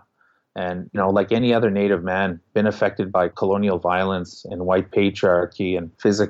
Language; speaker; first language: English; native; English